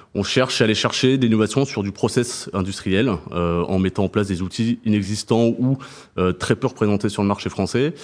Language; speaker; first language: French; native; French